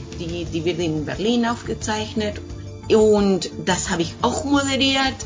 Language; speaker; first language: German; non-native, fluent; Spanish